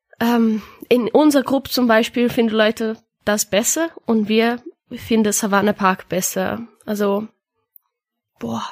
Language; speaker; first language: German; non-native, learner; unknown